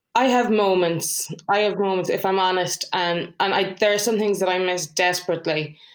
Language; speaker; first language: English; native; English